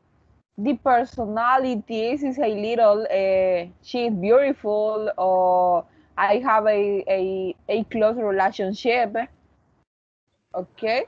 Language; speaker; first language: English; non-native, learner; Spanish